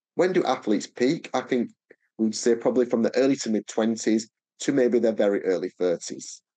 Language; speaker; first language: English; native; English